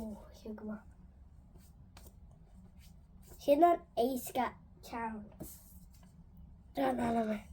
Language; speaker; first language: Irish; non-native, learner; English